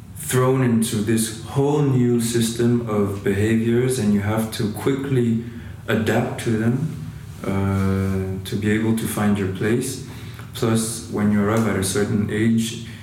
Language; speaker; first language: English; non-native, fluent; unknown